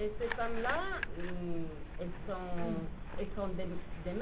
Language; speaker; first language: French; non-native, fluent; Italian